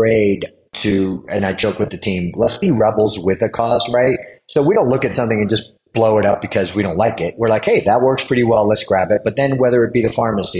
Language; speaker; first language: English; native; English